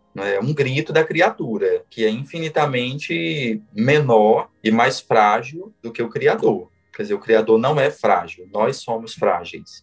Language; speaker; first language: Portuguese; native; Portuguese